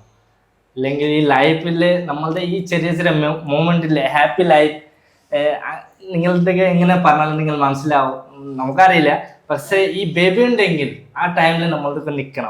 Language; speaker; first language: Malayalam; non-native, local second language; Bangla